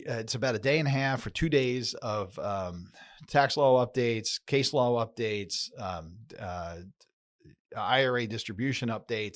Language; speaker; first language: English; native; English